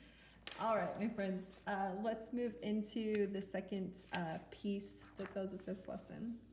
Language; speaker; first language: English; native; English